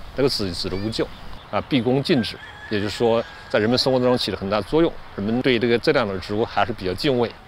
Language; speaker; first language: Chinese; native; Chinese